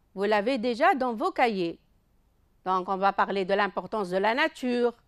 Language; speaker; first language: French; non-native, local second language; Arabic